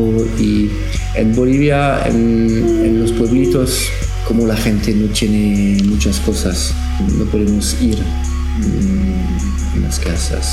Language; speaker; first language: Spanish; non-native, learner; French